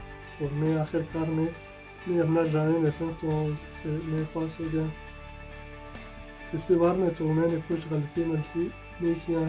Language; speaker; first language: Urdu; non-native, fluent; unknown